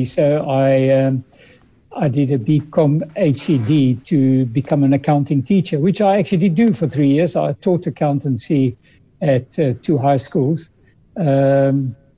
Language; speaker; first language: English; early bilingual, other home language; Dutch